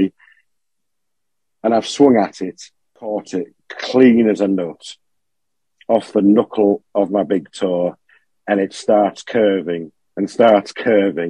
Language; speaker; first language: English; native; English